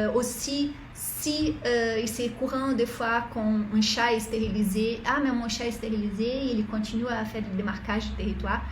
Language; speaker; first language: French; non-native, fluent; Portuguese